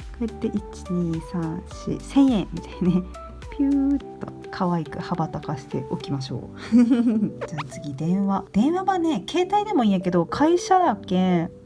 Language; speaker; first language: Japanese; native; Japanese